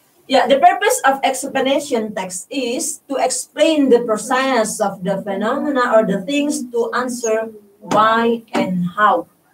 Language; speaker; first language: English; non-native, fluent; Indonesian